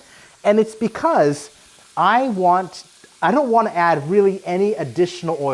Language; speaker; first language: English; native; English